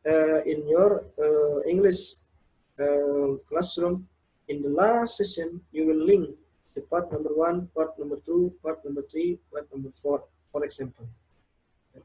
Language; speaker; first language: English; non-native, learner; Indonesian